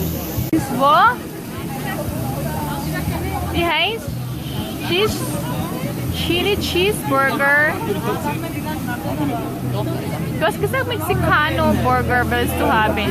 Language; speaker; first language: German; non-native, learner; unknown